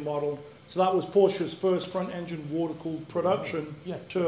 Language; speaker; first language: English; native; English